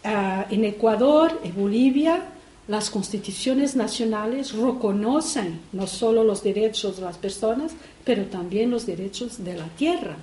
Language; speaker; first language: Spanish; non-native, fluent; Portuguese